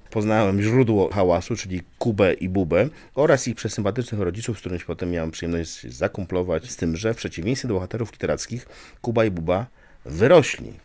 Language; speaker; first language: Polish; native; Polish